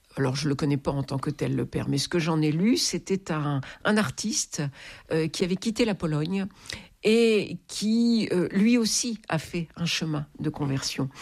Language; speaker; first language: French; native; French